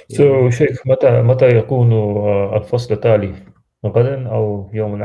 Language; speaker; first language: Arabic; non-native, learner; English